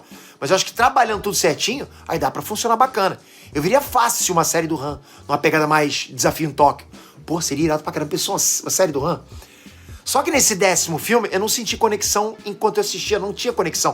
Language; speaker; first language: Portuguese; native; Portuguese